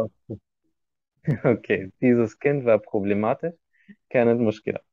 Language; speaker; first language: German; non-native, fluent; Arabic